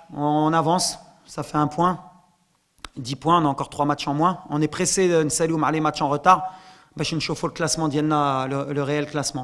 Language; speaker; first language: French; non-native, local second language; Arabic